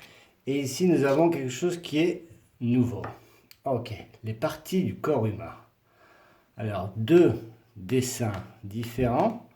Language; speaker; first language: French; non-native, fluent; Spanish